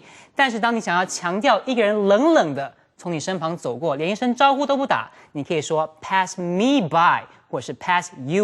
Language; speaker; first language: Chinese; native; Chinese